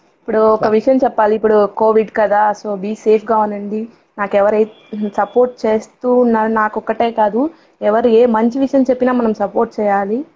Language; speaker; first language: Telugu; non-native, local second language; Tamil